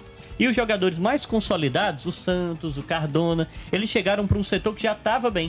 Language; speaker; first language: Portuguese; native; Portuguese